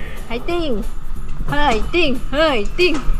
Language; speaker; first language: Korean; non-native, learner; Filipino